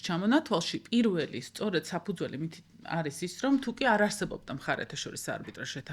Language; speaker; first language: Georgian; native; Georgian